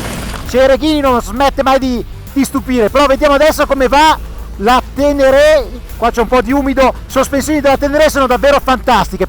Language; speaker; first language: Italian; native; Italian